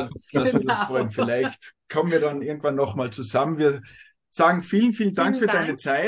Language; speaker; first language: German; native; German